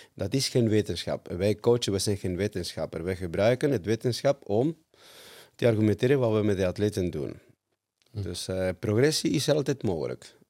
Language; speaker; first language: Dutch; non-native, fluent; Spanish